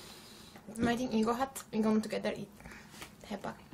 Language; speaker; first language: Korean; non-native, learner; Turkish